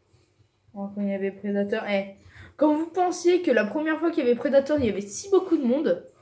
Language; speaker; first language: French; native; French